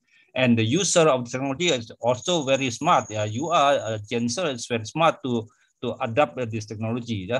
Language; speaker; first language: English; non-native, fluent; Indonesian